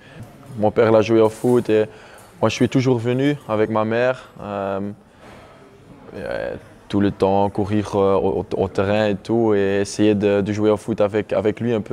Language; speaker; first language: French; non-native, local second language; Dutch